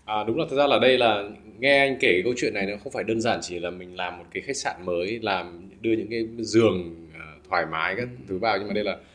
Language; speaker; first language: Vietnamese; native; Vietnamese